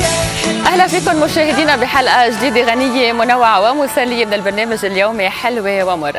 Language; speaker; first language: Arabic; native; Arabic